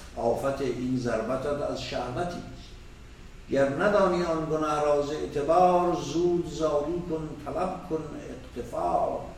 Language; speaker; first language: Persian; native; Persian